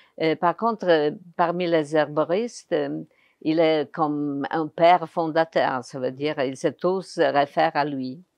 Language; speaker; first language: French; non-native, fluent; Polish